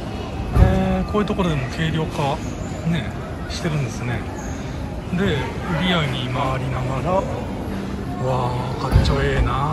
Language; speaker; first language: Japanese; native; Japanese